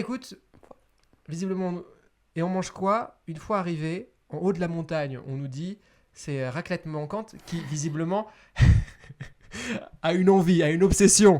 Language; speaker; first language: French; native; French